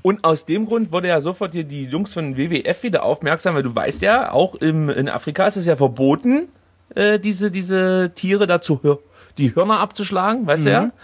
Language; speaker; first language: German; native; German